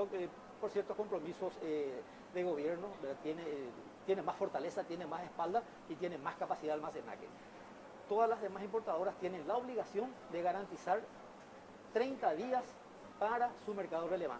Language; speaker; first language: Spanish; native; Spanish